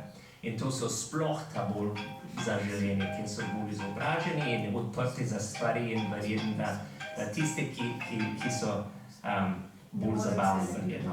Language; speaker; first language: Slovenian; non-native, fluent; English